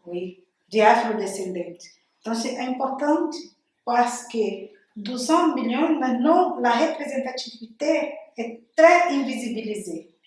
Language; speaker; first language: French; non-native, learner; Portuguese